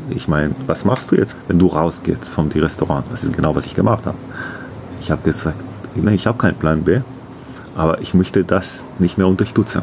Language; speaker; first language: German; non-native, learner; Hebrew